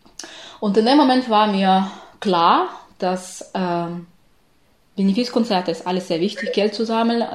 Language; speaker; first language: German; non-native, fluent; Ukrainian